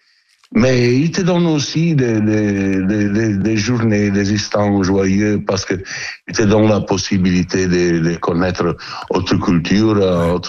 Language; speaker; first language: French; non-native, learner; Italian